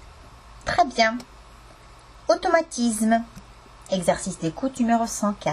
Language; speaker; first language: French; non-native, fluent; Estonian